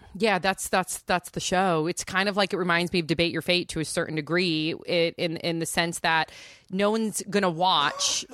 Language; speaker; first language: English; native; English